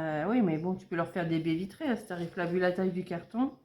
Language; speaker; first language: French; native; French